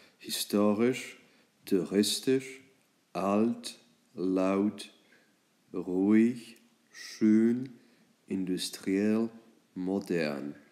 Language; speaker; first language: German; non-native, fluent; English